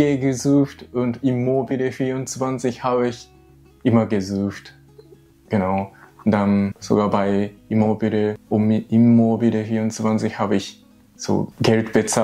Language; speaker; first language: German; non-native, learner; Japanese